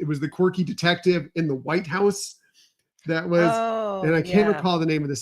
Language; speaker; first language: English; native; English